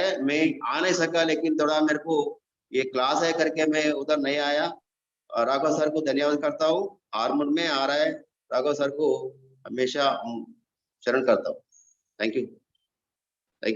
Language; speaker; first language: Hindi; non-native, local second language; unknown